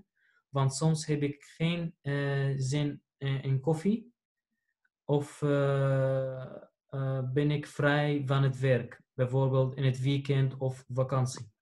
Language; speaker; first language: Dutch; non-native, fluent; Arabic